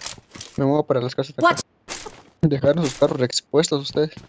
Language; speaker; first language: Spanish; native; Spanish